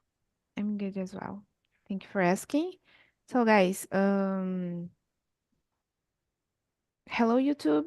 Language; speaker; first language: English; non-native, fluent; Portuguese